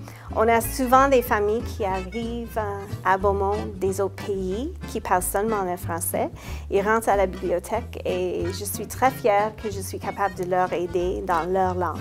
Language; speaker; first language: French; non-native, local second language; English